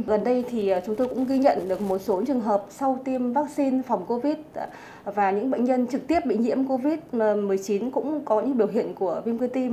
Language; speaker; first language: Vietnamese; native; Vietnamese